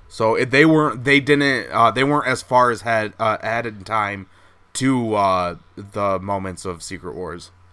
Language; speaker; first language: English; native; English